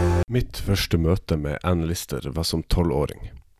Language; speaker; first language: Norwegian; native; Norwegian